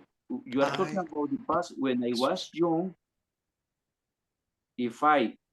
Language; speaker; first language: English; non-native, learner; Spanish